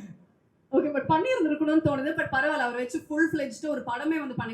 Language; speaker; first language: Tamil; native; Tamil